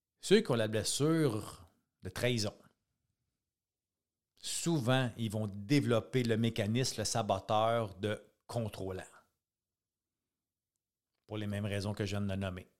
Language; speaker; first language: French; native; French